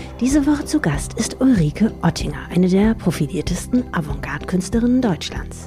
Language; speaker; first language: German; native; German